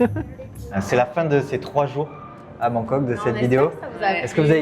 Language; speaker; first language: French; native; French